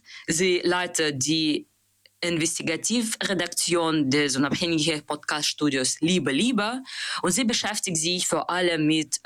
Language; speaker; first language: German; non-native, learner; Russian